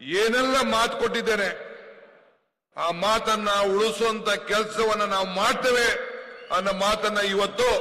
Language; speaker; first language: Kannada; native; Kannada